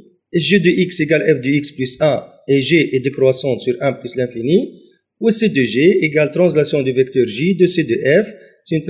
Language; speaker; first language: French; non-native, local second language; Arabic